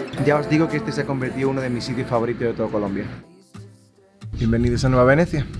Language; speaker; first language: Spanish; native; Spanish